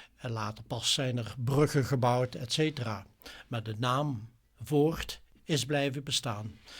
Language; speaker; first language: Dutch; native; Dutch